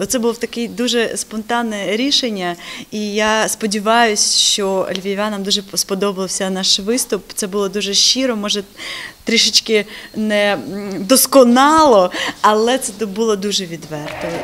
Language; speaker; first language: Ukrainian; non-native, local second language; Russian